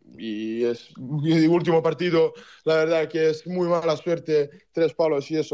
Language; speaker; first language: Spanish; non-native, learner; Serbian